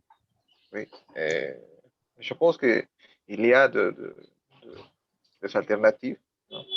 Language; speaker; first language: French; non-native, learner; Spanish